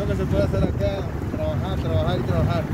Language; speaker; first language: Spanish; native; Spanish